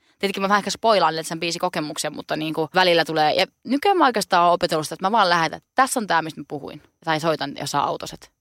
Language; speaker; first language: Finnish; native; Finnish